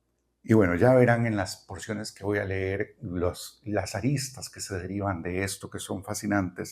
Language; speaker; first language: Spanish; native; Spanish